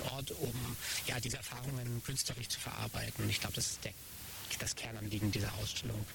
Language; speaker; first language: German; native; German